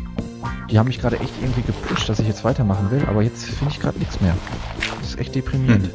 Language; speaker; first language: German; native; German